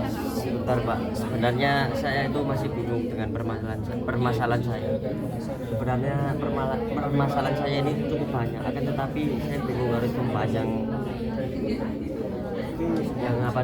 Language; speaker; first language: Indonesian; native; Indonesian